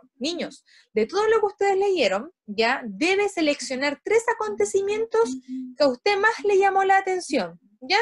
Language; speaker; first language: Spanish; native; Spanish